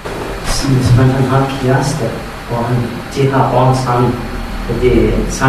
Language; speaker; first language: Danish; non-native, learner; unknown